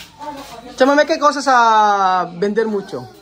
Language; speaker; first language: Spanish; non-native, learner; Filipino